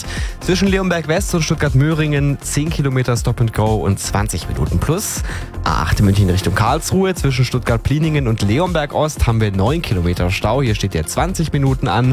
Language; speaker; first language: German; native; German